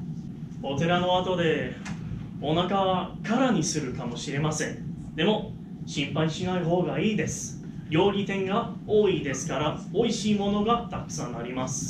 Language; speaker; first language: Japanese; non-native, learner; English